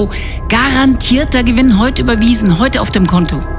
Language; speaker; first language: German; native; German